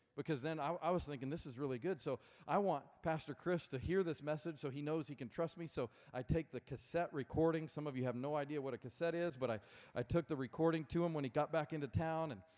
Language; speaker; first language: English; native; English